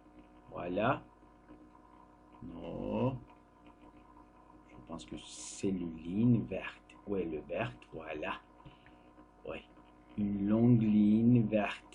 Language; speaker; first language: French; non-native, learner; Turkish